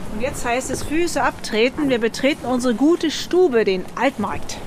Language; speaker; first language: German; native; German